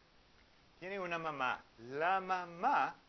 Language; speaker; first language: Spanish; non-native, learner; English